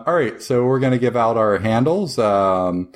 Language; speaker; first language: English; native; English